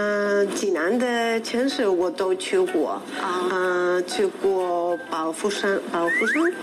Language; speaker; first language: Chinese; non-native, fluent; Spanish